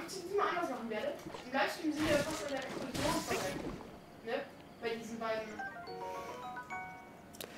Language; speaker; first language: German; native; German